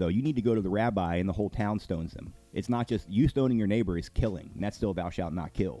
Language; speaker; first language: English; native; English